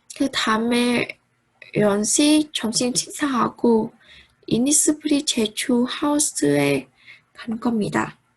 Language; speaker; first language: Korean; non-native, learner; Vietnamese